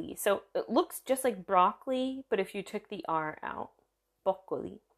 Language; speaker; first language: English; early bilingual, other home language; Italian